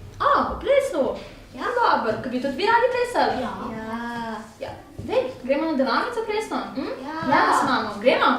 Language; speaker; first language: Slovenian; native; Slovenian